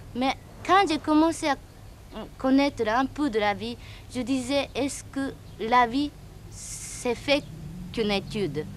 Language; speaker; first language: French; non-native, fluent; Japanese